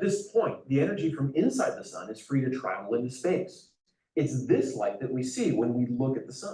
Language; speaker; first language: English; native; English